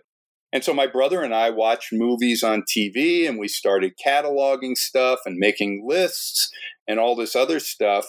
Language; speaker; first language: English; native; English